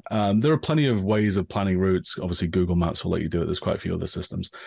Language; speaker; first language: English; native; English